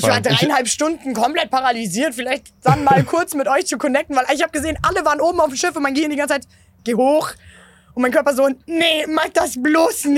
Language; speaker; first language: German; native; German